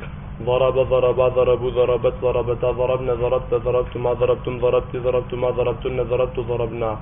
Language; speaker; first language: Arabic; non-native, learner; Urdu